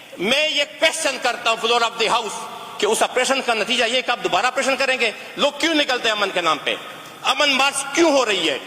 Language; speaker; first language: Urdu; non-native, local second language; Pashto